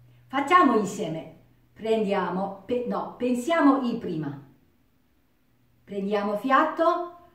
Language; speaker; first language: Italian; non-native, learner; Japanese